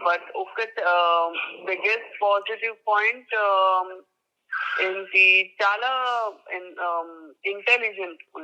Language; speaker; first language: Telugu; non-native, learner; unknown